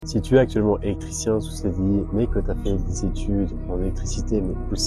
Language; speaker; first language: French; native; French